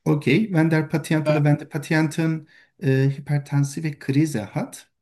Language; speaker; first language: German; non-native, learner; Turkish